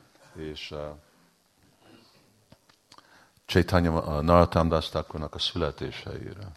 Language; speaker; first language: Hungarian; early bilingual, heritage; Hungarian